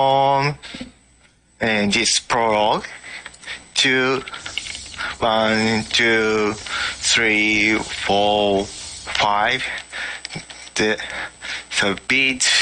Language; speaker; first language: English; non-native, learner; Japanese